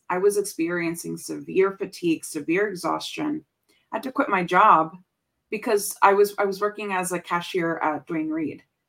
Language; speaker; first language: English; early bilingual, other home language; Spanish